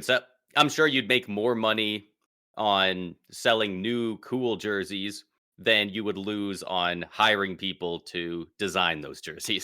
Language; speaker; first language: English; native; English